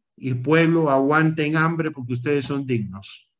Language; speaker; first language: Spanish; native; Spanish